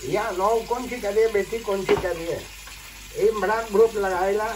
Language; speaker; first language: Dutch; non-native, local second language; Caribbean Hindustani